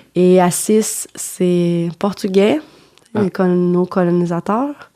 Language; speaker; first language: French; non-native, fluent; Portuguese